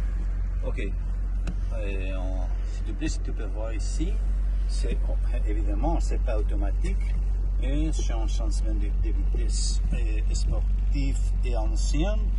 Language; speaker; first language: French; non-native, learner; Spanish